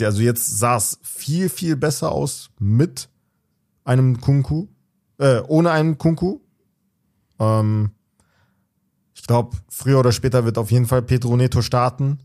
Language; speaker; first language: German; native; German